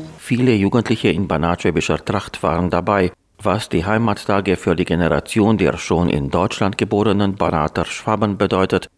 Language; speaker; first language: German; native; German